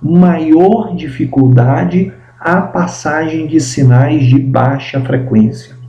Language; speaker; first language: Portuguese; native; Portuguese